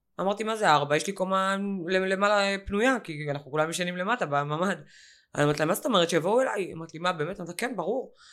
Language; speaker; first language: Hebrew; native; Hebrew